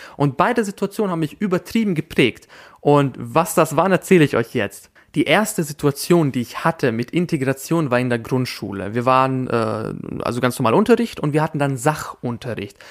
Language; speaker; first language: German; early bilingual, other home language; Albanian